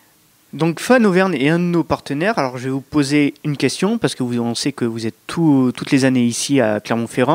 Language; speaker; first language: French; native; French